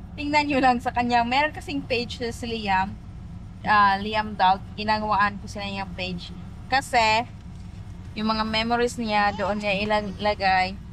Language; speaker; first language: Filipino; non-native, local second language; Cebuano